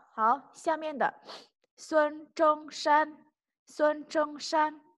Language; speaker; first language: Chinese; non-native, fluent; Indonesian